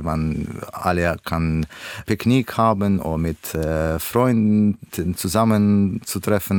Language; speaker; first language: German; non-native, learner; Russian